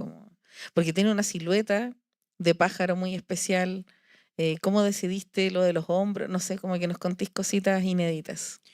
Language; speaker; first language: Spanish; native; Spanish